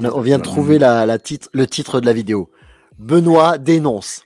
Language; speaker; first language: French; native; French